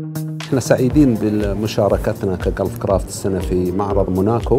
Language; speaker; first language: Arabic; native; Arabic